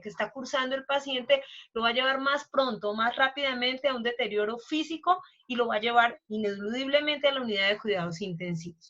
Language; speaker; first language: Spanish; native; Spanish